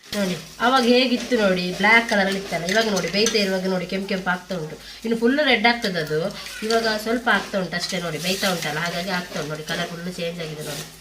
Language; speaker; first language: Kannada; native; Kannada